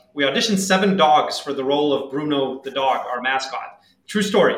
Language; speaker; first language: English; non-native, fluent; Hebrew